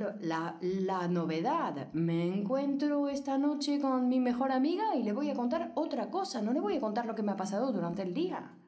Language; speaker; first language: Spanish; non-native, fluent; French